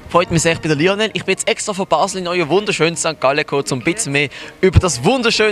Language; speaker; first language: German; native; German